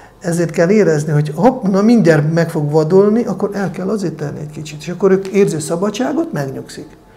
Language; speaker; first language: Hungarian; non-native, fluent; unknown